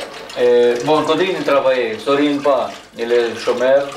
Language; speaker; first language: French; non-native, learner; Romanian